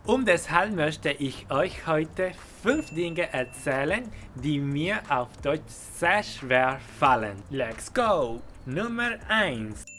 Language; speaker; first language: German; non-native, fluent; Spanish